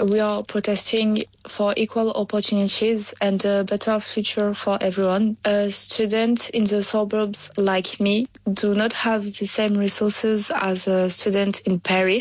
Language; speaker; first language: English; non-native, learner; French